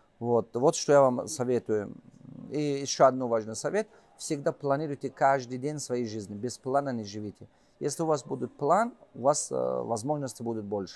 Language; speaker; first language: Russian; non-native, local second language; Tajik